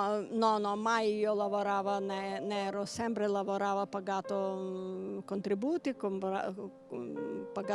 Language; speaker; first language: Italian; non-native, learner; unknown